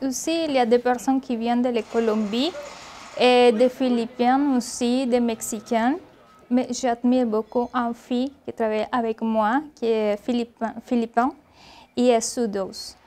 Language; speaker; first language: French; non-native, learner; Spanish